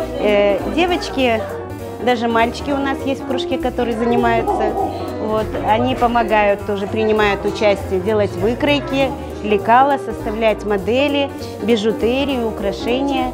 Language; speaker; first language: Russian; native; Russian